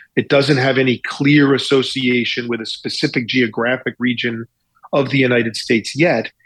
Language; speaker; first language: English; native; English